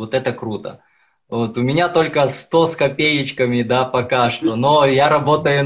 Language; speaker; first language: Russian; native; Russian